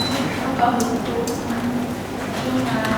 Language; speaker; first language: Vietnamese; non-native, local second language; Hmong